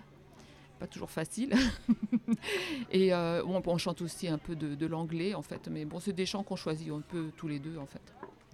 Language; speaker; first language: French; native; French